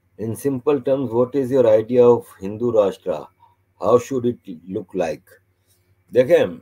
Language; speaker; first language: Urdu; native; Urdu